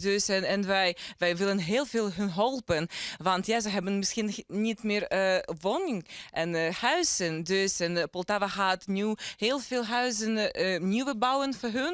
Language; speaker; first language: Dutch; non-native, learner; Ukrainian